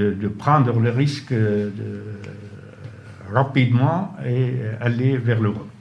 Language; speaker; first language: French; non-native, fluent; Arabic